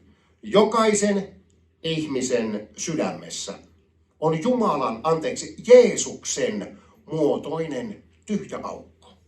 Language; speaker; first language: Finnish; native; Finnish